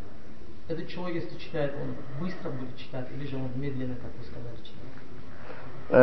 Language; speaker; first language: Russian; non-native, local second language; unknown